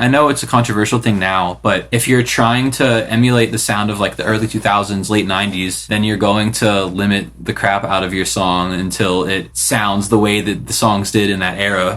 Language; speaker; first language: English; native; English